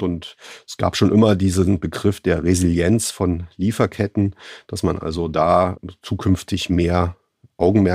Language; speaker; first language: German; native; German